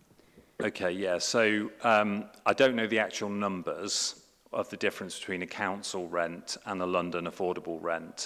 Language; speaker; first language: English; native; English